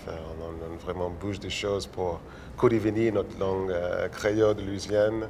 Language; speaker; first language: French; non-native, local second language; English